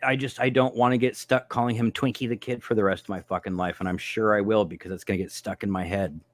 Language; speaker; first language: English; native; English